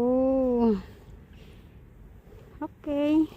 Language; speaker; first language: English; non-native, learner; Filipino